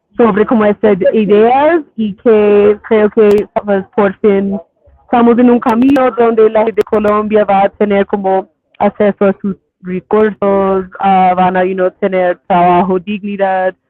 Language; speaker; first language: Spanish; non-native, fluent; English